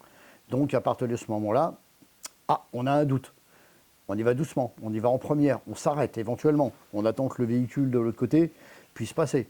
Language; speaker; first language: French; native; French